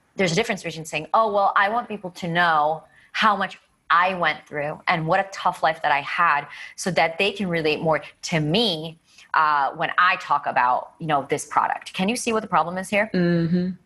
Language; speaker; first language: English; native; English